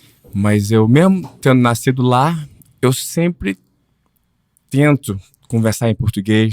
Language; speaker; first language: Portuguese; early bilingual, heritage; Portuguese